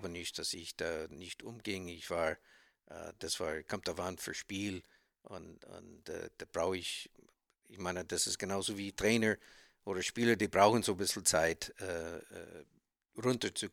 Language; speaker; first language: German; non-native, learner; English